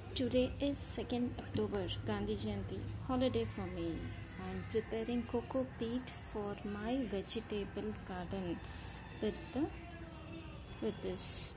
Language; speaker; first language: English; non-native, local second language; Telugu